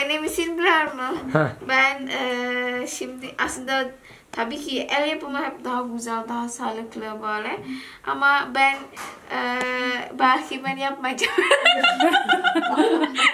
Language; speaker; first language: Turkish; non-native, learner; Indonesian